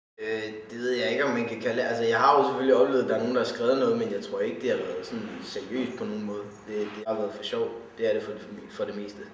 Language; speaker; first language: Danish; native; Danish